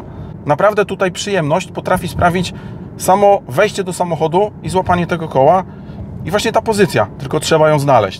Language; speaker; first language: Polish; native; Polish